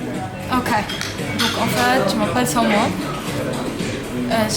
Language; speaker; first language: French; non-native, local second language; Arabic